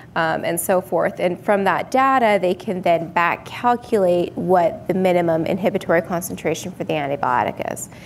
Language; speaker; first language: English; native; English